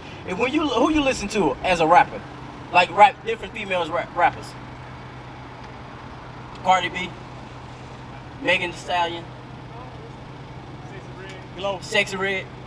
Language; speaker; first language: English; native; English